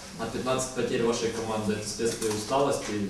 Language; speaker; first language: Russian; native; Russian